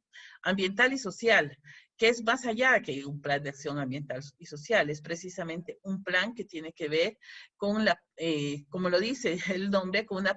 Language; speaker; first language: Spanish; native; Spanish